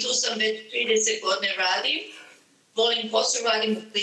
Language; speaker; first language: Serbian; early bilingual, heritage; Serbian